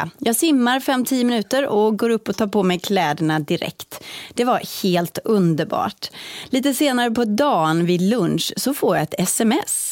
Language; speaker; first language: Swedish; native; Swedish